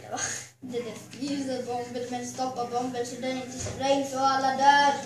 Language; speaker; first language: Swedish; early bilingual, other home language; Albanian